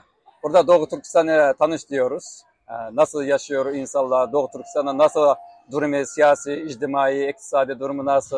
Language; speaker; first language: Turkish; non-native, learner; Uyghur